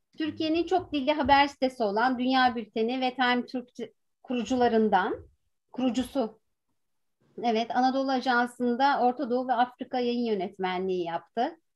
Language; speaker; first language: Turkish; native; Turkish